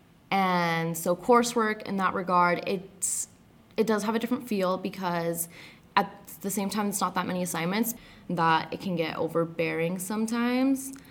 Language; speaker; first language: English; early bilingual, other home language; Spanish